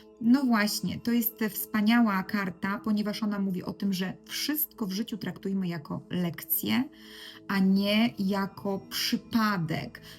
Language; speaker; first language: Polish; native; Polish